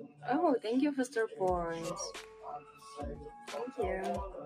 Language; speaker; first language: English; non-native, learner; Ukrainian